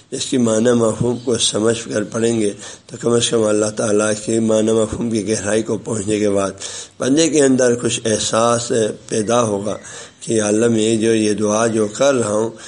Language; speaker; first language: Urdu; non-native, local second language; Balti